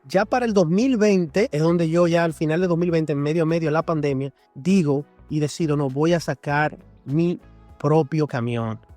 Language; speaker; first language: Spanish; native; Spanish